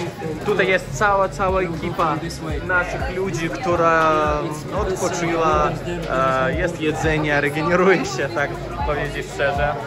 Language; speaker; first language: Polish; non-native, learner; Ukrainian